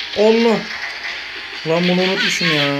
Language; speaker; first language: Turkish; native; Turkish